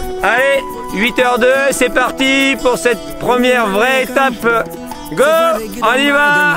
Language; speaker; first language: French; native; French